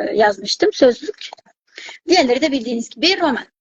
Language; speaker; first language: Turkish; non-native, fluent; Arabic